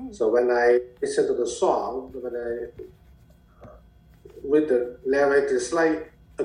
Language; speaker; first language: English; non-native, fluent; Chinese